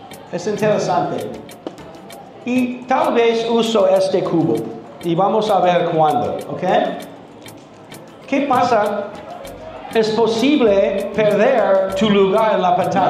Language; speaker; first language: Spanish; non-native, learner; English